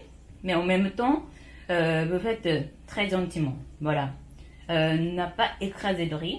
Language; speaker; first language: French; non-native, learner; Japanese